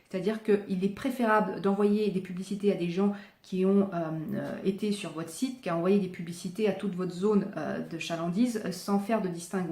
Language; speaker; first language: French; native; French